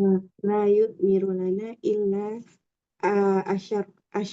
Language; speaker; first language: Arabic; non-native, learner; Indonesian